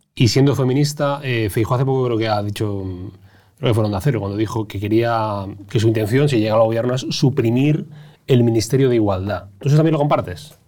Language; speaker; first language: Spanish; native; Spanish